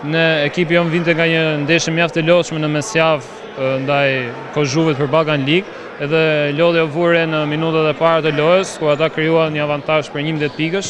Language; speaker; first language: Albanian; native; Albanian